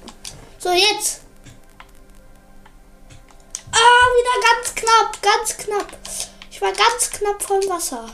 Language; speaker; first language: German; native; German